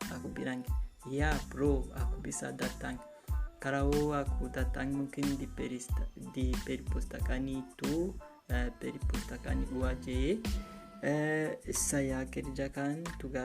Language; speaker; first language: Indonesian; non-native, fluent; Kinyarwanda